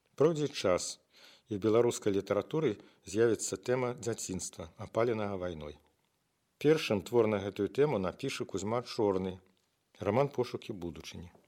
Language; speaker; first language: Belarusian; native; Belarusian